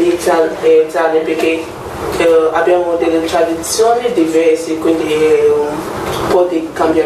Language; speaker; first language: Italian; non-native, learner; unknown